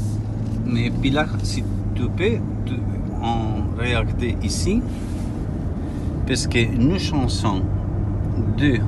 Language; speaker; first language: French; non-native, learner; Spanish